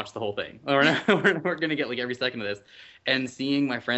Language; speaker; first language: English; native; English